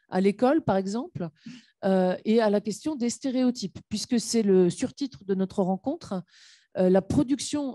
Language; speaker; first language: French; native; French